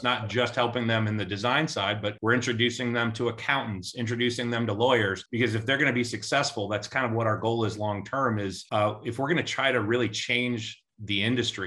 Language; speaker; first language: English; native; English